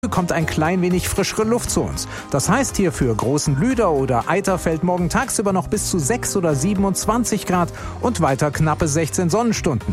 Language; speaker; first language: German; native; German